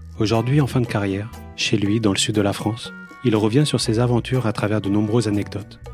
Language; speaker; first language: French; native; French